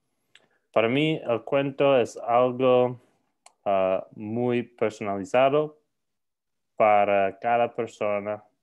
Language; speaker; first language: Spanish; non-native, learner; English